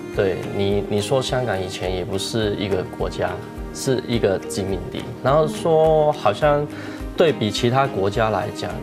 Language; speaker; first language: Chinese; non-native, fluent; Cantonese